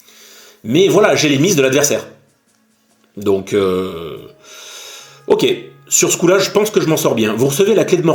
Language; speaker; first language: French; native; French